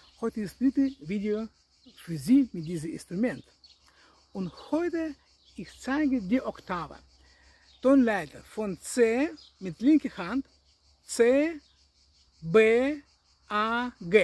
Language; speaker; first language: German; non-native, learner; Russian